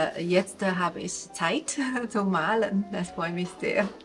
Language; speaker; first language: German; non-native, learner; Chinese